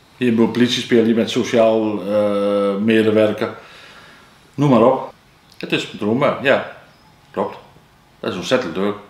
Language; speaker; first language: Dutch; native; Dutch